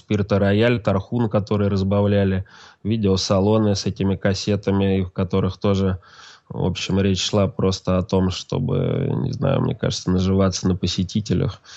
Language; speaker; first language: Russian; native; Russian